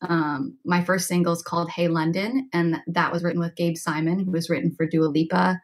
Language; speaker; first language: English; native; English